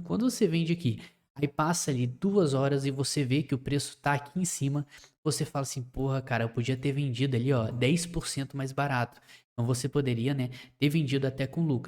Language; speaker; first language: Portuguese; native; Portuguese